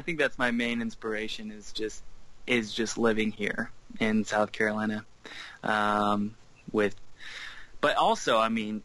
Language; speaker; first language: English; native; English